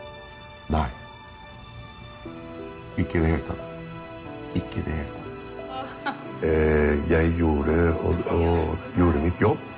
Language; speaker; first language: Norwegian; early bilingual, heritage; Spanish